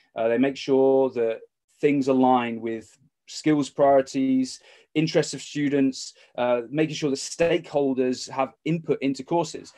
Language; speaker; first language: English; native; English